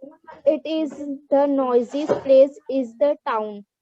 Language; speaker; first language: English; non-native, learner; Hindi